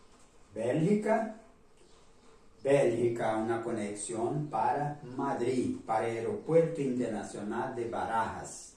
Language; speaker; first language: Spanish; non-native, learner; Portuguese